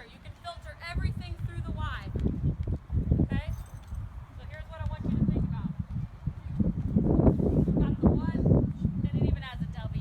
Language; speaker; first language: English; native; English